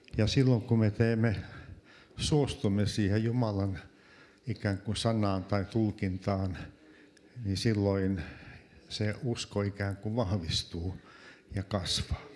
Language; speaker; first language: Finnish; native; Finnish